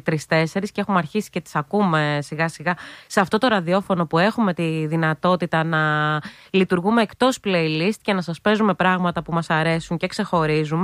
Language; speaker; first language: Greek; native; Greek